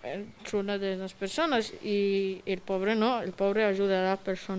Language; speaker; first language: Spanish; early bilingual, other home language; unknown